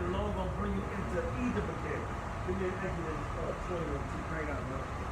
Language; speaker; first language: English; native; English